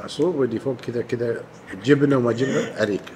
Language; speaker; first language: Arabic; non-native, fluent; Urdu